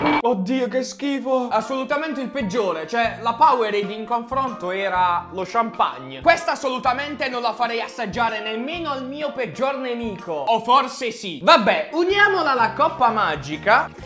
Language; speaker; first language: Italian; native; Italian